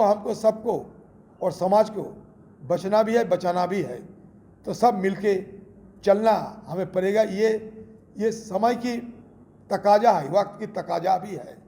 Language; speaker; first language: Hindi; non-native, local second language; Bangla